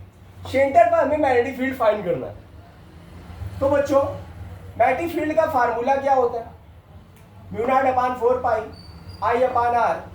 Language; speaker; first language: Hindi; native; Hindi